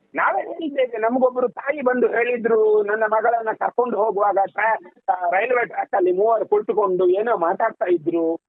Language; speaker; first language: Kannada; native; Kannada